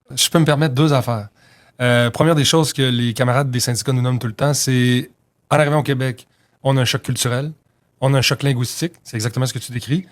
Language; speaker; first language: French; native; French